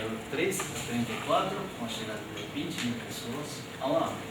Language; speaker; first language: Portuguese; non-native, fluent; Japanese